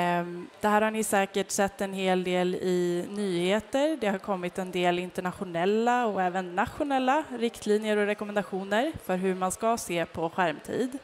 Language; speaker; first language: Swedish; native; Swedish